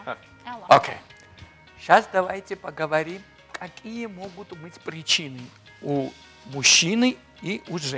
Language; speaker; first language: Russian; non-native, fluent; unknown